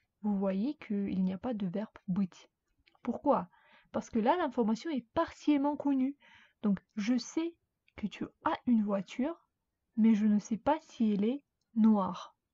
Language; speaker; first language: French; non-native, fluent; Russian